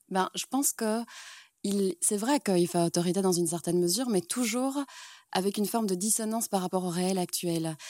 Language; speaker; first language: French; native; French